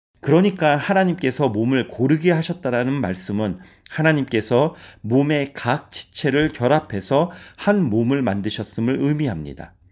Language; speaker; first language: Korean; native; Korean